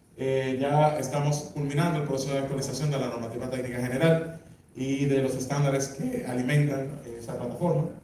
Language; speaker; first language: Spanish; native; Spanish